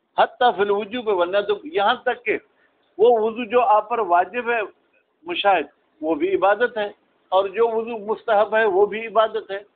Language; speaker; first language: Urdu; non-native, local second language; Sindhi